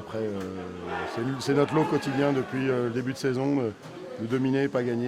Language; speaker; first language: French; native; French